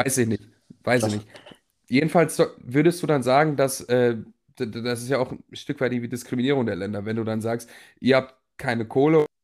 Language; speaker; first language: German; native; German